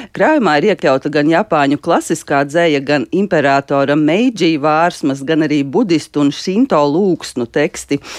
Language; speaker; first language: Latvian; native; Latvian